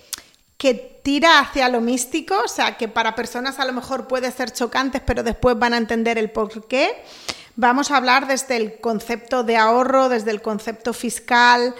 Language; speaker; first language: Spanish; native; Spanish